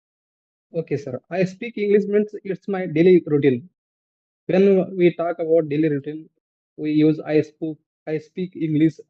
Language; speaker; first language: English; non-native, learner; Hindi